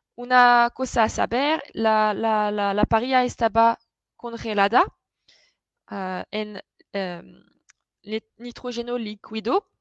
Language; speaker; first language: Spanish; non-native, fluent; French